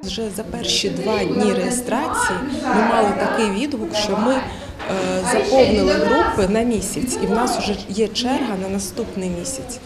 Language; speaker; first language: Ukrainian; native; Ukrainian